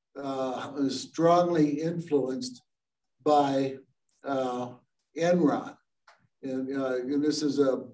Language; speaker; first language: English; native; English